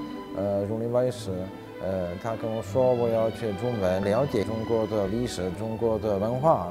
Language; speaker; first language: Chinese; non-native, fluent; Czech